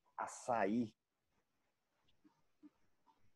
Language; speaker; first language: French; non-native, learner; Portuguese